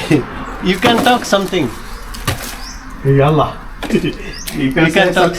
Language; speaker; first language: English; non-native, local second language; Malayalam